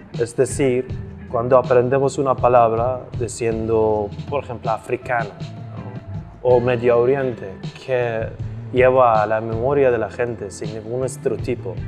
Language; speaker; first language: Spanish; non-native, fluent; Persian